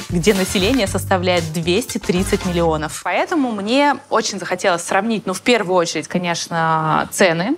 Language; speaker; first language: Russian; native; Russian